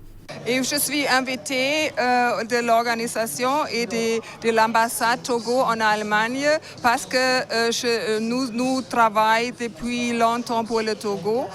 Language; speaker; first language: French; non-native, fluent; German